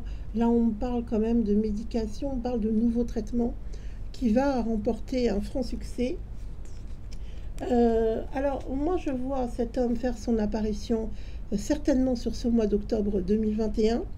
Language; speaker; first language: French; native; French